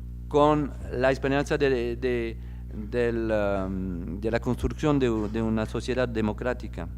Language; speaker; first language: Spanish; non-native, fluent; French